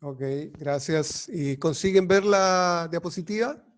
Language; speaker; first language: Spanish; native; Spanish